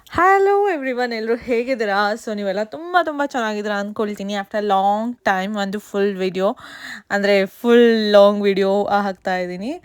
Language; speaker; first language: Kannada; native; Kannada